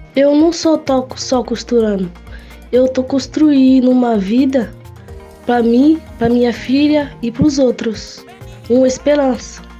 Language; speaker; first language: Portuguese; non-native, learner; Haitian Creole